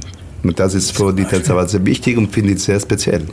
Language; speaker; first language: German; non-native, learner; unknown